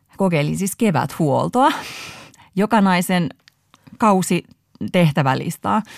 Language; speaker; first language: Finnish; native; Finnish